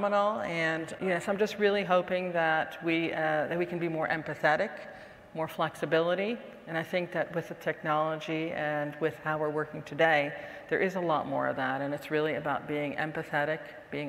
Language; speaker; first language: English; non-native, fluent; Dutch